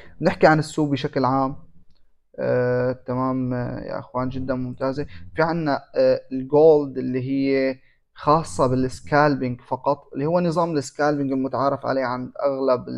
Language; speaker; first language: Arabic; native; Arabic